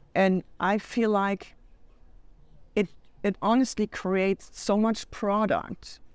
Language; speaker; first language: English; non-native, fluent; German